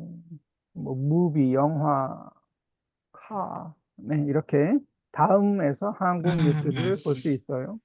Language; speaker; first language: Korean; native; Korean